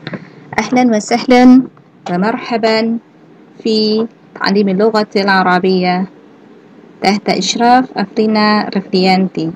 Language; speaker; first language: Arabic; non-native, learner; Indonesian